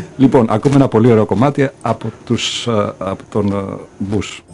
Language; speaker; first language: Greek; native; Greek